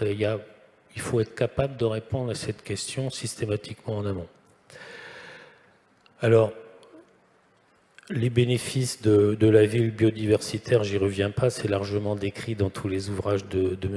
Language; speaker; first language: French; native; French